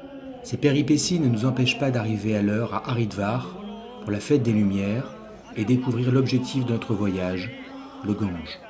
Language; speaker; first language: French; native; French